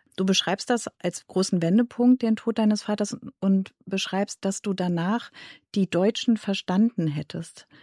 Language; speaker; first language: German; native; German